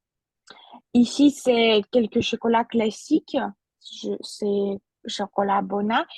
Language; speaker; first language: French; non-native, fluent; Russian